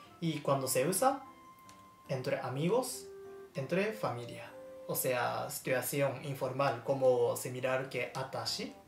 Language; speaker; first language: Spanish; non-native, learner; Japanese